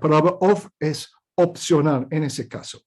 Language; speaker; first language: Spanish; non-native, fluent; English